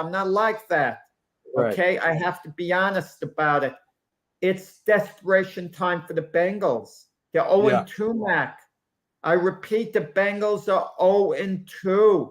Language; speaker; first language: English; native; English